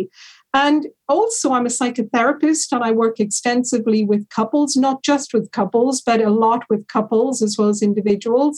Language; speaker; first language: English; native; English